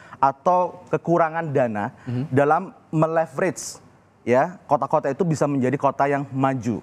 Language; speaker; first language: Indonesian; native; Indonesian